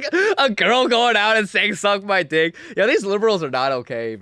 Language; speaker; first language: English; native; English